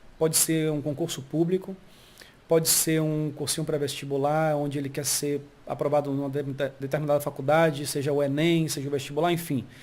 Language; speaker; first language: Portuguese; early bilingual, heritage; Portuguese